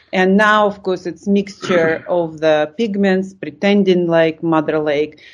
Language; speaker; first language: English; non-native, fluent; Lithuanian